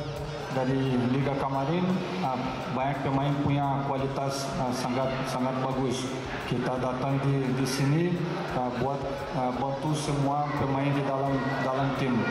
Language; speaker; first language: Indonesian; non-native, fluent; Portuguese